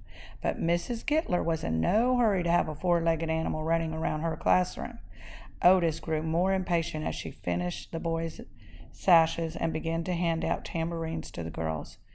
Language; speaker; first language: English; native; English